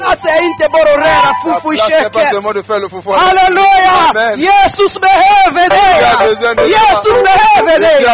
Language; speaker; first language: Swedish; non-native, learner; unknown